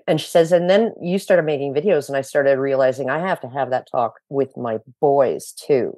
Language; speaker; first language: English; native; English